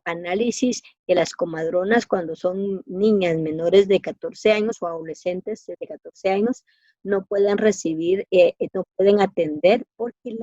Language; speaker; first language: Spanish; native; Spanish